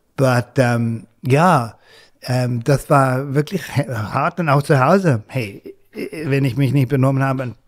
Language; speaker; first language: German; non-native, learner; English